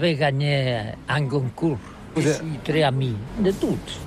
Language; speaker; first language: French; non-native, learner; Catalan